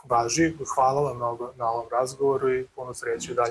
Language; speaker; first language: Serbian; native; Serbian